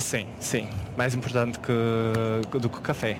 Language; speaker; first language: Portuguese; non-native, learner; Uzbek